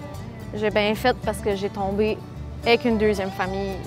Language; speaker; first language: French; native; French